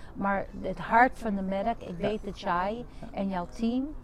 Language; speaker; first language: Dutch; non-native, fluent; English